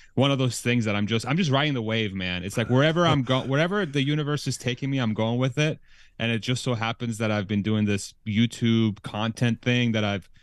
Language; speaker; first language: English; early bilingual, other home language; Persian